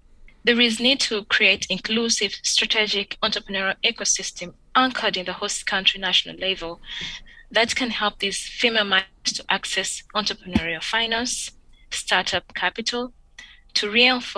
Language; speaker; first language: English; non-native, local second language; Ganda